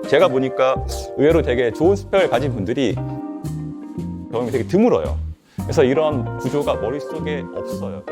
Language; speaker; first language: Korean; native; Korean